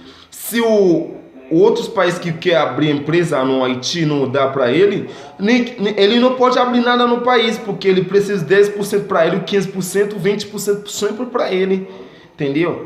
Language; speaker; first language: Portuguese; non-native, fluent; Haitian Creole